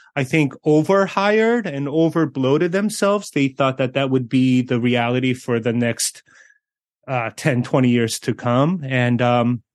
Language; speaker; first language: English; early bilingual, other home language; Korean